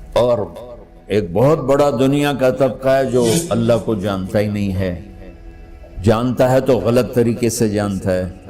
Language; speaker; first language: Urdu; non-native, local second language; Punjabi